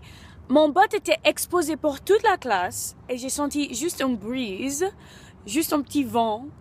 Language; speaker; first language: French; non-native, fluent; English